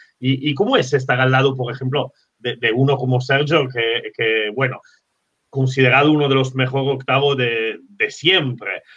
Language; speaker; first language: Spanish; non-native, fluent; Italian